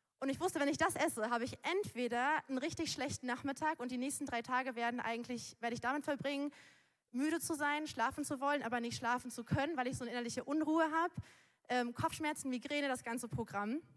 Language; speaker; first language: German; native; German